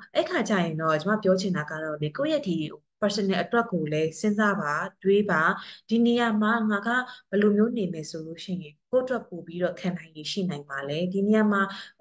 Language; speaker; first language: Burmese; native; Burmese